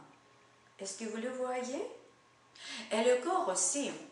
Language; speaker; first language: French; non-native, learner; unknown